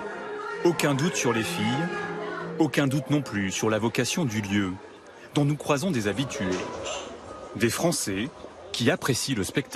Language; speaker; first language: French; native; French